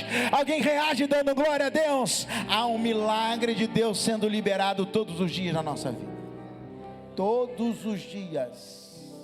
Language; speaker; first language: Portuguese; native; Portuguese